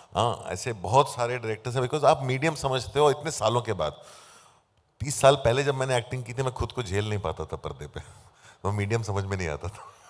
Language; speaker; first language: Hindi; native; Hindi